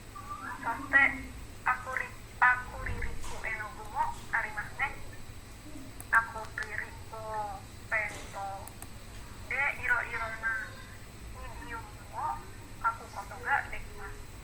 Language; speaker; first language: Japanese; non-native, learner; Indonesian